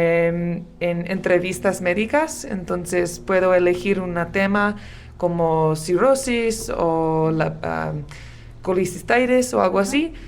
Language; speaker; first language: Spanish; non-native, learner; English